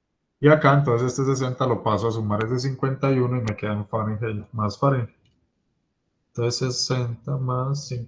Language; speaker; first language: Spanish; native; Spanish